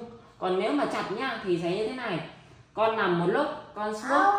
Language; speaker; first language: Vietnamese; native; Vietnamese